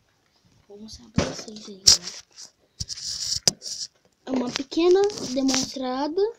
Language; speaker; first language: Portuguese; native; Portuguese